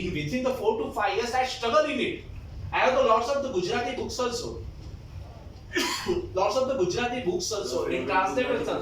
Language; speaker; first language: English; non-native, local second language; Marathi